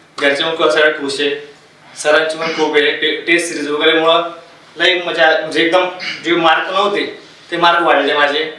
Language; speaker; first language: Marathi; non-native, local second language; Hindi